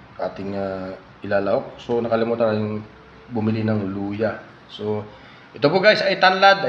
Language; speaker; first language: Filipino; non-native, local second language; Waray